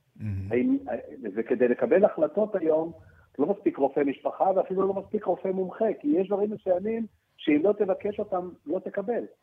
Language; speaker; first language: Hebrew; early bilingual, other home language; French